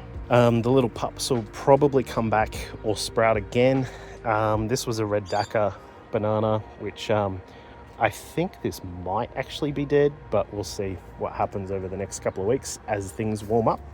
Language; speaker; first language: English; native; English